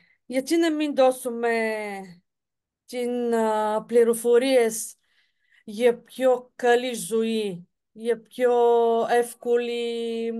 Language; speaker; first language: Greek; non-native, fluent; Bulgarian